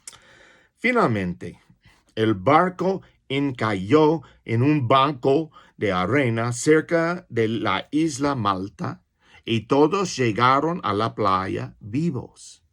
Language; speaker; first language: Spanish; non-native, fluent; English